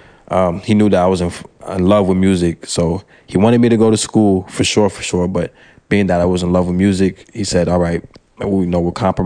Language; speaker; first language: English; early bilingual, other home language; French